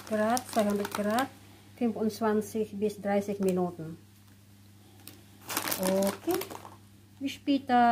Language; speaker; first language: German; non-native, learner; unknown